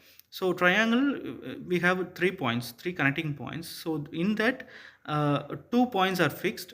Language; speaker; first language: English; non-native, local second language; Tamil